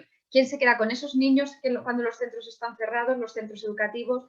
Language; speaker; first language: Spanish; native; Spanish